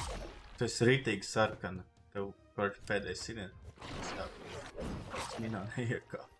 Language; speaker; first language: Latvian; native; Latvian